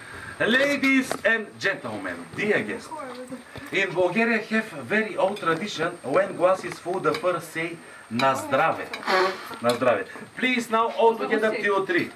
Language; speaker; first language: English; non-native, learner; Bulgarian